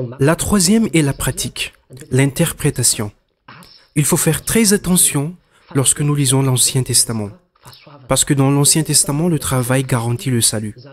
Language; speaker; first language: French; non-native, local second language; Malagasy